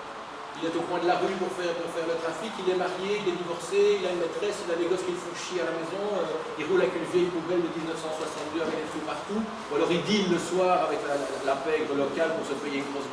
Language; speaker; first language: French; native; French